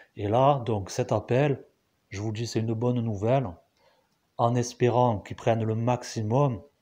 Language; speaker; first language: French; native; French